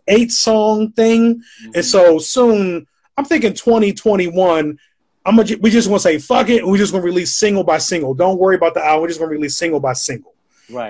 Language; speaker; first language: English; native; English